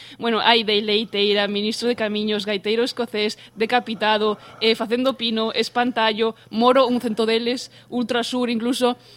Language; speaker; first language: Galician; native; Galician